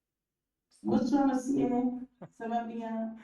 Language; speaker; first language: French; non-native, learner; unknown